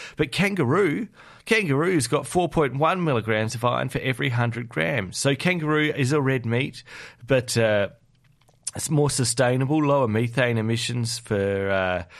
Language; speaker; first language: English; native; English